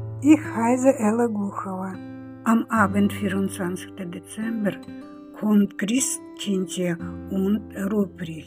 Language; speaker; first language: German; early bilingual, heritage; German